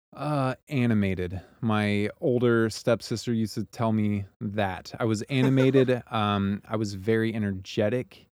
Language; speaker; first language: English; native; English